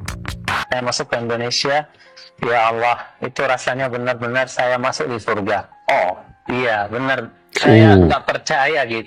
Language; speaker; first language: Indonesian; non-native, fluent; Arabic